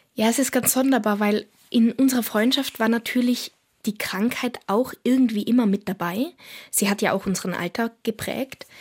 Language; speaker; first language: German; native; German